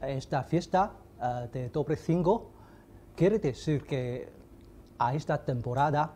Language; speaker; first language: Spanish; non-native, fluent; Chinese